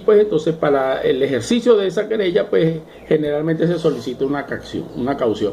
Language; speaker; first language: Spanish; native; Spanish